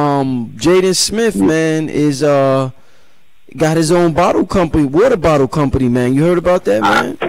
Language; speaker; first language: English; native; English